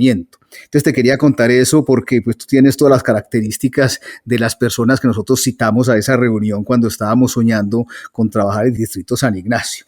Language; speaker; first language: Spanish; native; Spanish